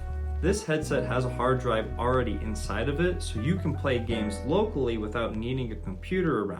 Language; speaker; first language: English; native; English